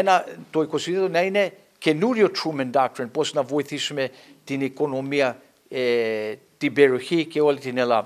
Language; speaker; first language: Greek; early bilingual, heritage; English